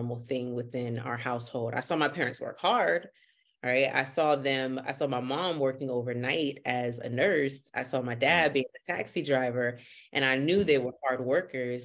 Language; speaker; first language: English; early bilingual, other home language; Haitian Creole